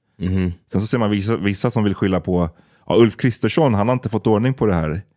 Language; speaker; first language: Swedish; native; Swedish